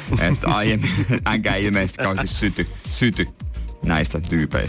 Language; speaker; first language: Finnish; native; Finnish